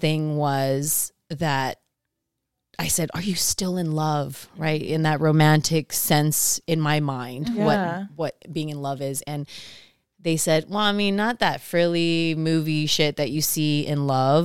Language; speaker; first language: English; non-native, fluent; Samoan